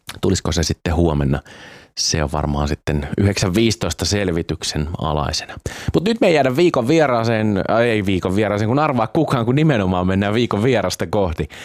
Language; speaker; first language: Finnish; native; Finnish